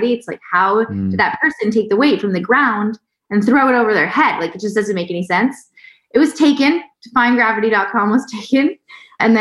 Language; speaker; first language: English; native; English